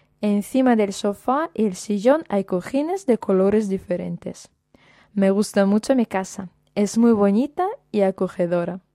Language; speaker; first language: Spanish; non-native, fluent; Russian